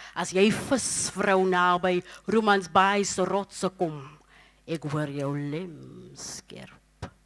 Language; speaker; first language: Afrikaans; native; Afrikaans